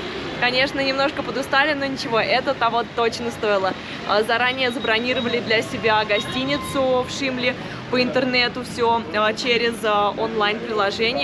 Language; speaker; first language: Russian; native; Russian